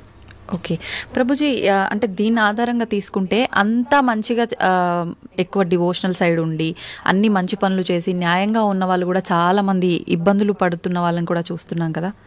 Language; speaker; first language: Telugu; native; Telugu